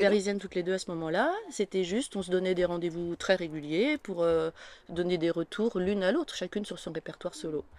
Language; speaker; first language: French; native; French